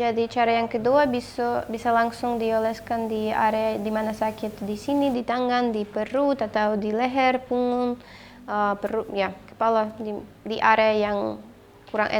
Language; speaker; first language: Indonesian; non-native, fluent; Russian